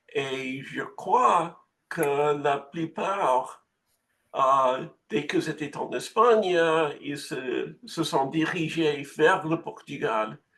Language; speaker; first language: French; non-native, fluent; English